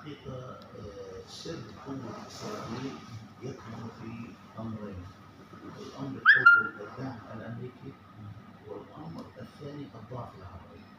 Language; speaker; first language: Arabic; native; Arabic